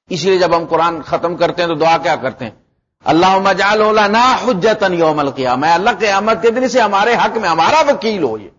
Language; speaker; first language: Urdu; non-native, local second language; Punjabi